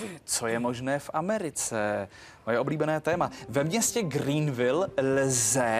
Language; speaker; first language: Czech; native; Czech